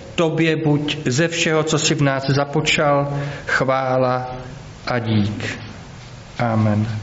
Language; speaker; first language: Czech; native; Czech